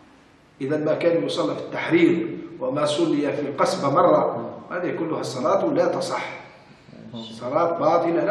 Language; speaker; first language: Arabic; native; Arabic